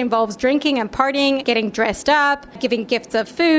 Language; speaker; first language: English; native; English